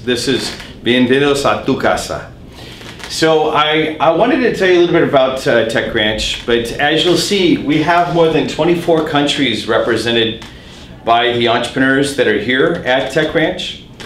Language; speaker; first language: English; native; English